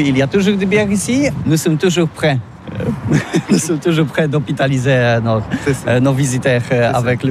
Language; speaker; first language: French; non-native, learner; Polish